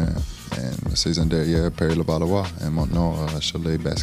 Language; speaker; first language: French; non-native, learner; Spanish